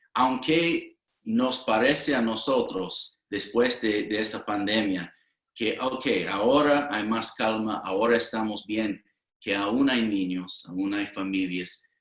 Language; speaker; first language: Spanish; non-native, fluent; English